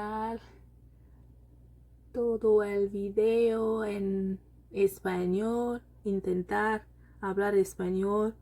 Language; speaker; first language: Spanish; non-native, learner; Lingala